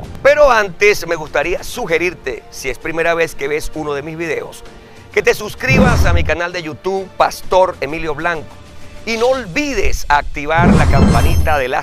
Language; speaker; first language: Spanish; native; Spanish